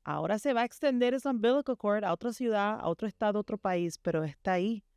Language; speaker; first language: Spanish; early bilingual, heritage; Spanish